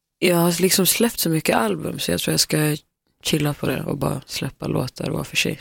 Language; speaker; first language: Swedish; early bilingual, other home language; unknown